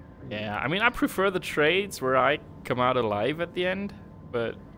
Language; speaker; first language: English; non-native, fluent; German